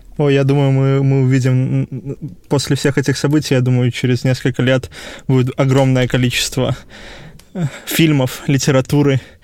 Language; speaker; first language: Russian; native; Russian